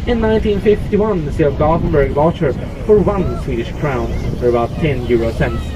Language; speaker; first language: English; non-native, fluent; Swedish